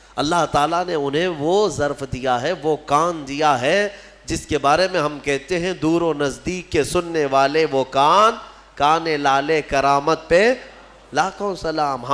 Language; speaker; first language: Urdu; native; Urdu